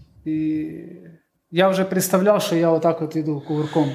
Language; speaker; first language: Polish; non-native, learner; Russian